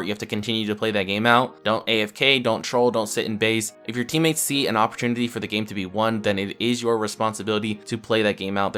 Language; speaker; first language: English; native; English